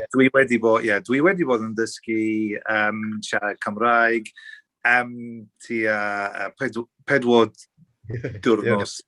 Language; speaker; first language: Welsh; non-native, learner; English